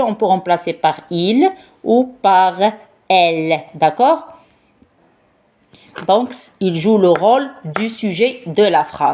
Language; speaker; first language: French; non-native, local second language; Arabic